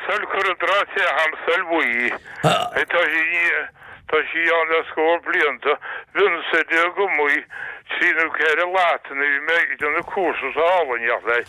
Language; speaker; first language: Irish; native; Irish